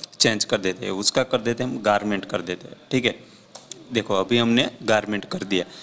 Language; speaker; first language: Hindi; non-native, local second language; Gujarati